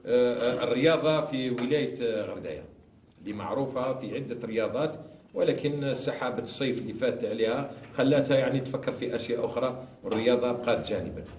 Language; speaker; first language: Arabic; native; Arabic